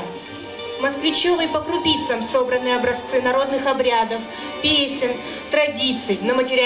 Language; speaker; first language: Russian; native; Russian